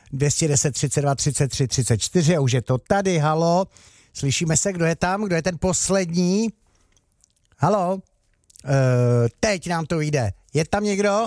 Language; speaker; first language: Czech; native; Czech